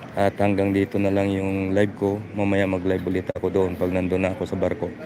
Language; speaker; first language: Filipino; non-native, local second language; Hiligaynon